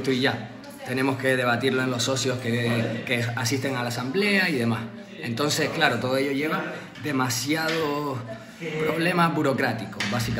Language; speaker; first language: Spanish; native; Spanish